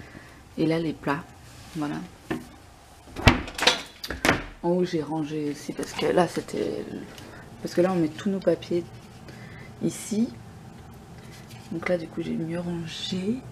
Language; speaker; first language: French; native; French